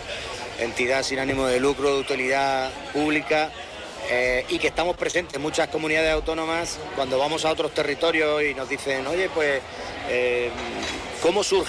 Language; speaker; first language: Spanish; native; Spanish